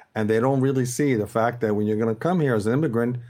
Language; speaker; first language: English; native; English